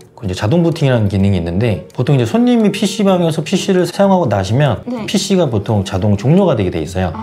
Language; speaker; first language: Korean; native; Korean